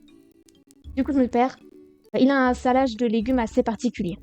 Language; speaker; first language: French; native; French